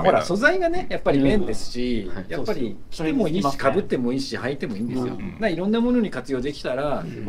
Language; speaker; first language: Japanese; native; Japanese